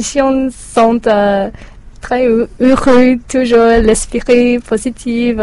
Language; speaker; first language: French; non-native, learner; English